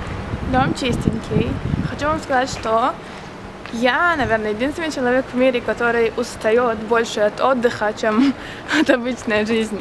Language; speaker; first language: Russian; early bilingual, heritage; Russian